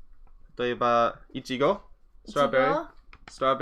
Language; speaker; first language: Japanese; non-native, learner; English